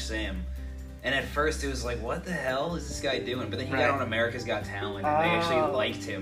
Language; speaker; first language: English; native; English